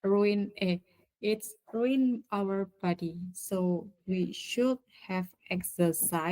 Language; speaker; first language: English; non-native, learner; Indonesian